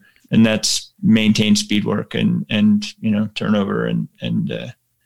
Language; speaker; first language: English; native; English